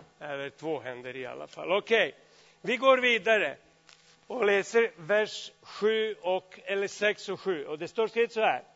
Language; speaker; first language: Swedish; non-native, fluent; Serbian